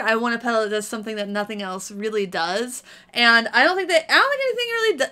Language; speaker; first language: English; native; English